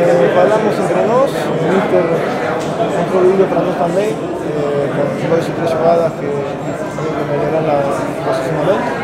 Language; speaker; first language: Portuguese; non-native, learner; Spanish